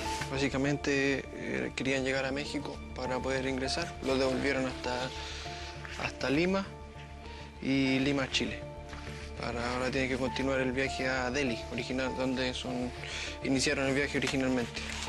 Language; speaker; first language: Spanish; native; Spanish